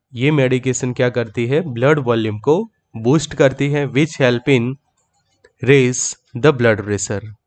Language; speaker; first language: Hindi; native; Hindi